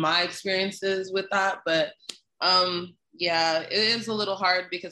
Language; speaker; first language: English; native; English